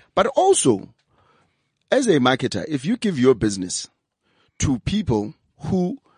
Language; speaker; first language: English; non-native, local second language; Zulu